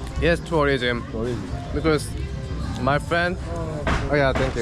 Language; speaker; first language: English; non-native, learner; Korean